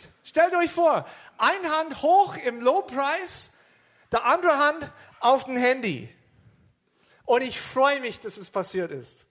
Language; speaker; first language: German; non-native, fluent; English